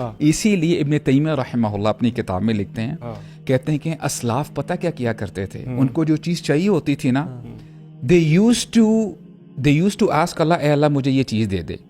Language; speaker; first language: Urdu; native; Urdu